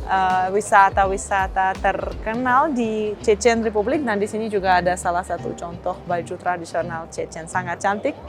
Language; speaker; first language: Indonesian; non-native, fluent; Russian